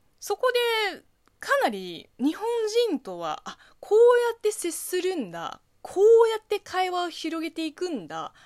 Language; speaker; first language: Japanese; non-native, fluent; Chinese